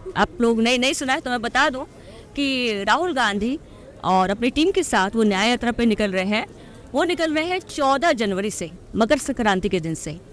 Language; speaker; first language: Hindi; native; Hindi